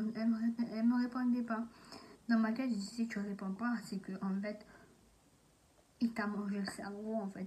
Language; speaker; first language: French; native; French